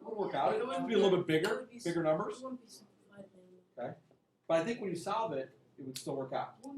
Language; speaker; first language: English; native; English